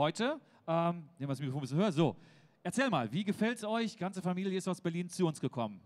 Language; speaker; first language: German; native; German